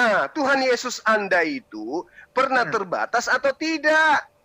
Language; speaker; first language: Indonesian; native; Indonesian